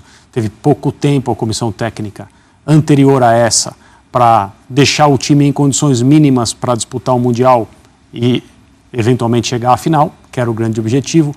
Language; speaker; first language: Portuguese; native; Portuguese